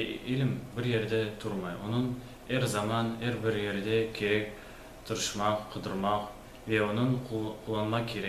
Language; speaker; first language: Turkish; non-native, learner; Crimean Tatar